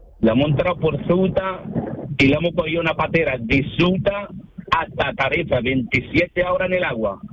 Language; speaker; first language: Spanish; early bilingual, other home language; Arabic